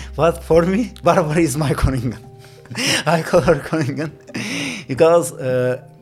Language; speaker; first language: English; non-native, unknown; Turkish